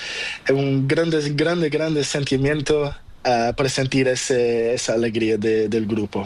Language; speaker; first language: Spanish; non-native, learner; Portuguese